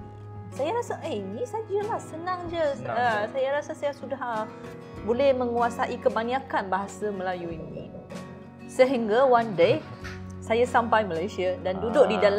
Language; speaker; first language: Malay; non-native, fluent; Chinese